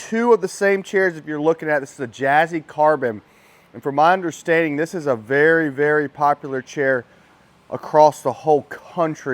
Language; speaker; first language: English; native; English